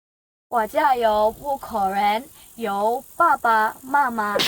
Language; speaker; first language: Chinese; non-native, learner; Mongolian